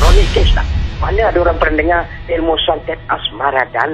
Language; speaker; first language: Malay; native; Malay